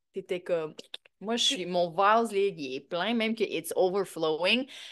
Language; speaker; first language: French; native; French